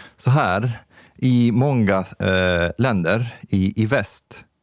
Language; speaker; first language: Swedish; non-native, fluent; Arabic